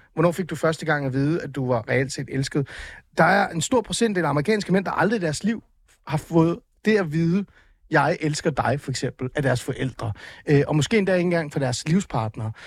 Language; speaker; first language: Danish; early bilingual, other home language; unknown